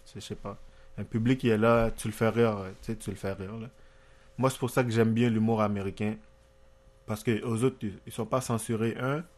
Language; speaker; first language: French; non-native, local second language; Haitian Creole